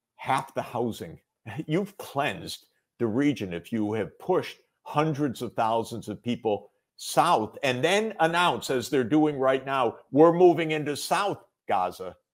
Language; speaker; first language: English; native; English